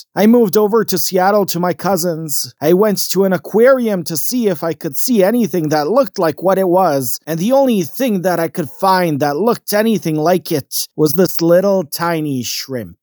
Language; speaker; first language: English; non-native, fluent; Bosnian